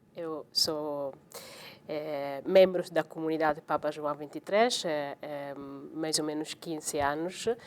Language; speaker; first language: Portuguese; non-native, learner; Italian